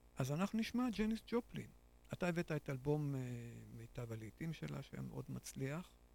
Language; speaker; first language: Hebrew; native; Hebrew